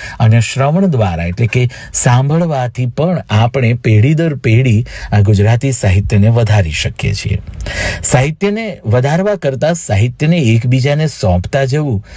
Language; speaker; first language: Gujarati; native; Gujarati